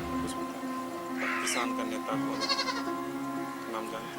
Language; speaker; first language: Hindi; native; Hindi